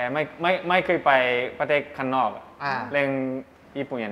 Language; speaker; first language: Thai; non-native, learner; Japanese